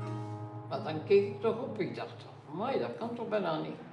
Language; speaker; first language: Dutch; native; Dutch